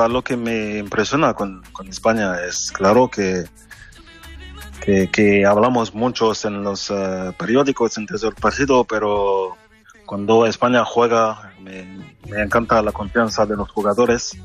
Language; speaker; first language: Spanish; non-native, fluent; French